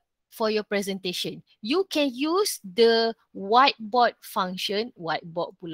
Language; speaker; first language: English; non-native, local second language; Malay